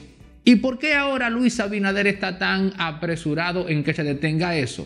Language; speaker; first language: Spanish; native; Spanish